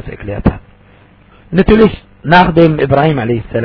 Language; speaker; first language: German; non-native, fluent; Arabic